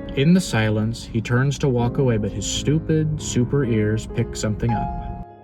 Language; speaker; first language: English; native; English